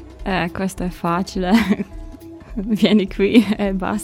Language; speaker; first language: Italian; non-native, learner; Latvian